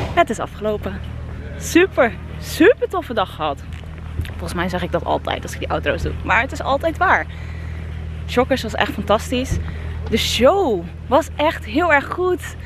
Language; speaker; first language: Dutch; native; Dutch